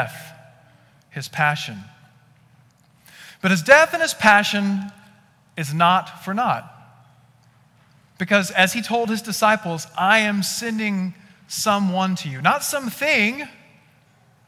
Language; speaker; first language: English; native; English